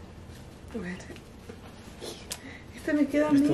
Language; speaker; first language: Spanish; early bilingual, heritage; Spanish